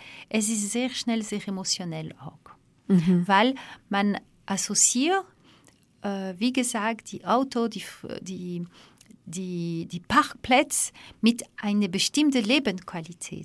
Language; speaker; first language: German; non-native, learner; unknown